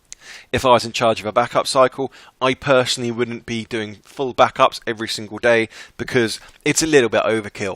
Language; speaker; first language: English; native; English